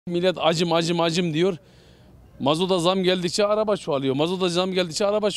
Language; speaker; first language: Turkish; native; Turkish